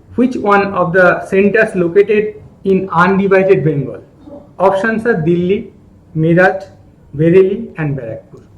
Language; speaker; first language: English; non-native, local second language; Bangla